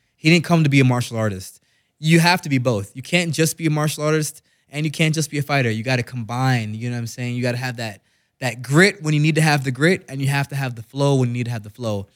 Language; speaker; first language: English; native; English